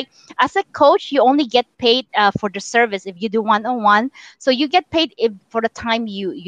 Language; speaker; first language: English; non-native, local second language; Min Nan Chinese